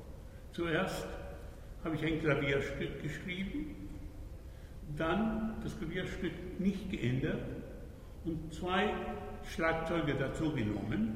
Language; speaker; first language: German; non-native, fluent; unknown